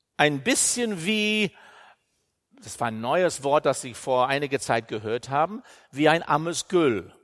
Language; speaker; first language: German; non-native, fluent; English